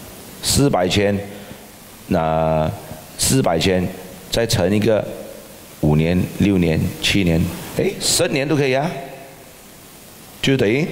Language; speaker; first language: Chinese; native; Chinese